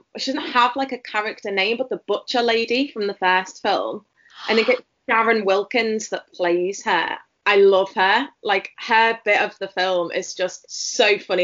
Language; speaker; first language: English; native; English